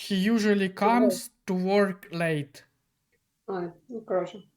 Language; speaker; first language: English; non-native, fluent; Ukrainian